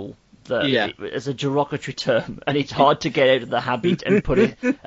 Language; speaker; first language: English; native; English